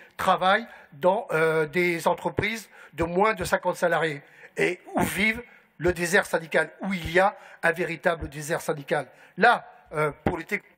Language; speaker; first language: French; native; French